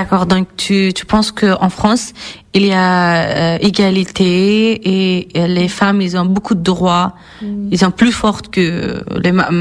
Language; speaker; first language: French; non-native, fluent; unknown